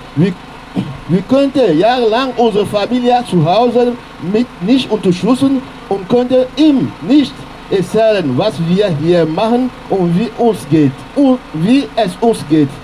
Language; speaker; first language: German; non-native, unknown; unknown